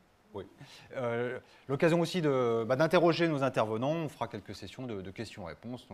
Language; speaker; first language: French; native; French